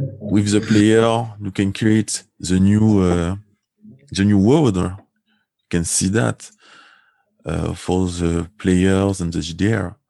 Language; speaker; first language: English; non-native, learner; French